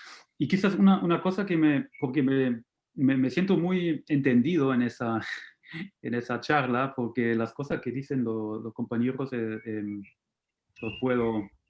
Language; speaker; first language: Spanish; non-native, fluent; German